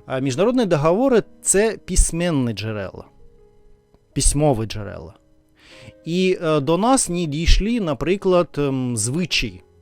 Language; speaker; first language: Ukrainian; non-native, fluent; Russian